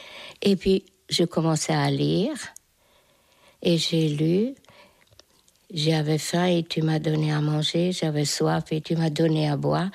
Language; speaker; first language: French; non-native, fluent; Hungarian